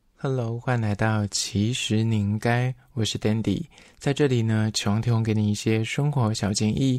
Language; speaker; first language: Chinese; native; Chinese